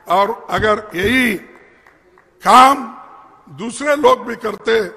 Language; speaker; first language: Hindi; non-native, local second language; Kannada